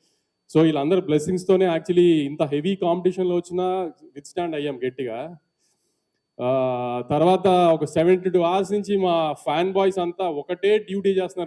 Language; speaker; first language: Telugu; native; Telugu